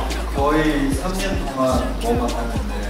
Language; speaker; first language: Korean; non-native, fluent; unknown